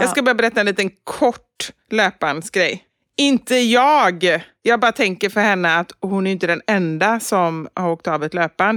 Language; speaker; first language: Swedish; native; Swedish